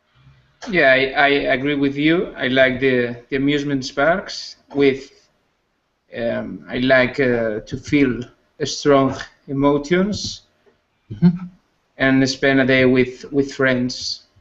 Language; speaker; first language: English; non-native, learner; Spanish